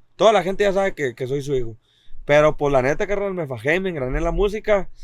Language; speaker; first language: Spanish; native; Spanish